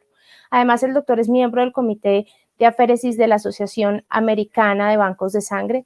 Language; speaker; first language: Spanish; native; Spanish